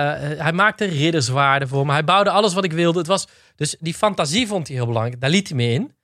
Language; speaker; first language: Dutch; native; Dutch